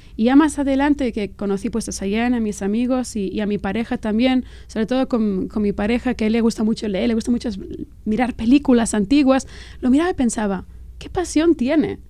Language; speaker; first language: Spanish; non-native, local second language; Catalan